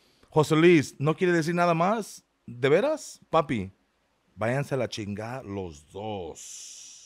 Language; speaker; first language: Spanish; early bilingual, heritage; Spanish